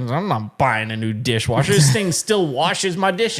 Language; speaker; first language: English; native; English